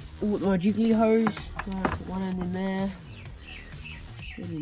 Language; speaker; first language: English; native; English